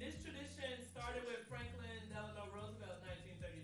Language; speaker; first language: English; native; English